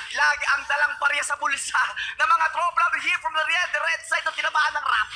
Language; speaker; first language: Filipino; native; Filipino